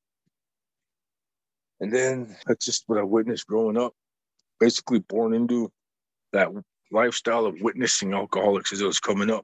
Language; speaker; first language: English; native; English